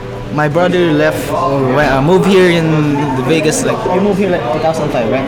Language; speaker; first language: English; non-native, local second language; Pampanga